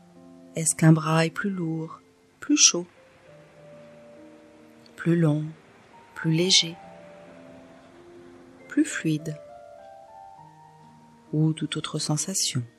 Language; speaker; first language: French; native; French